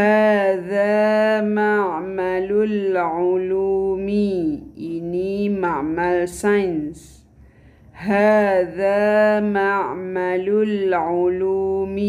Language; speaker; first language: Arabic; non-native, fluent; Malay